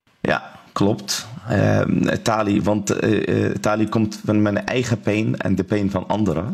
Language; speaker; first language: Dutch; non-native, learner; Arabic